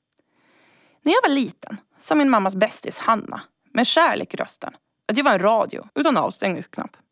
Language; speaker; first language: Swedish; native; Swedish